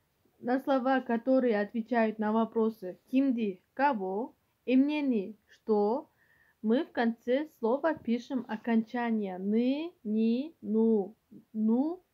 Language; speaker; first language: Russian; non-native, local second language; Kyrgyz